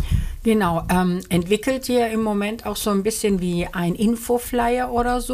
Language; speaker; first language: German; early bilingual, other home language; Turkish